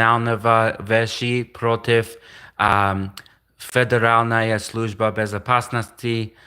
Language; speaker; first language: Russian; non-native, learner; English